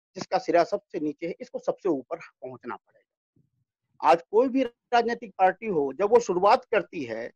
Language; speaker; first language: Hindi; native; Hindi